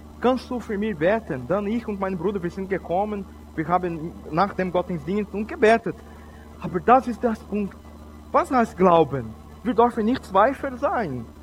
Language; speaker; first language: German; non-native, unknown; Portuguese